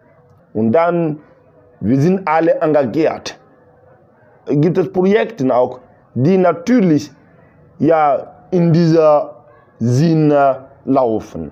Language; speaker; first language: German; non-native, learner; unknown